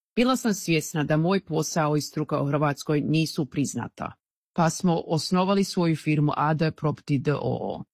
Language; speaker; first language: Croatian; early bilingual, heritage; Croatian